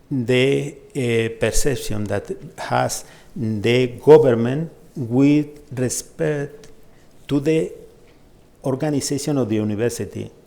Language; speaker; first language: English; non-native, fluent; Spanish